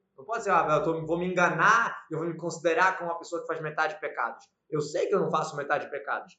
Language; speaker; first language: Portuguese; native; Portuguese